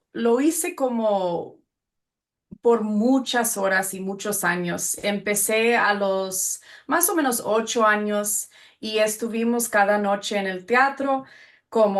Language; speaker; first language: Spanish; early bilingual, other home language; English